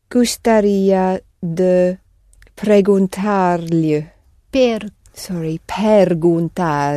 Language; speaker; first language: Portuguese; non-native, learner; English